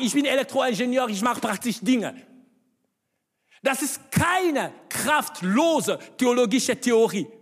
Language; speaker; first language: German; non-native, fluent; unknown